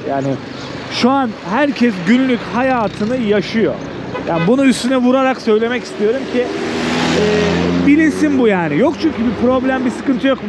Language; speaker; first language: Turkish; native; Turkish